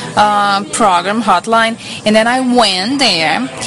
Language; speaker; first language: English; non-native, fluent; Portuguese